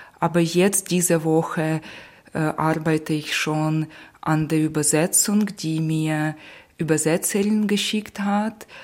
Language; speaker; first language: German; non-native, fluent; Ukrainian